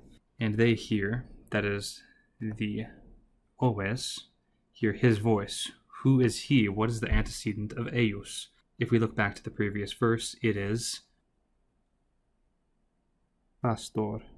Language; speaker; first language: English; native; English